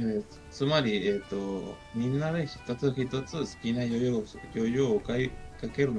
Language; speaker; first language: Japanese; non-native, learner; Spanish